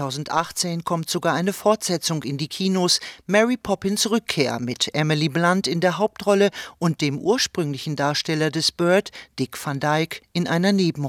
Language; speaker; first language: German; native; German